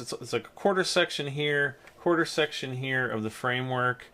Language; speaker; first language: English; native; English